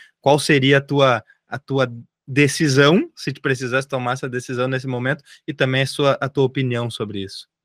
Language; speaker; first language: Portuguese; native; Portuguese